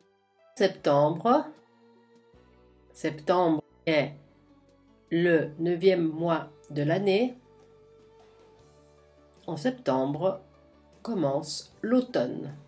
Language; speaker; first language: French; non-native, fluent; Italian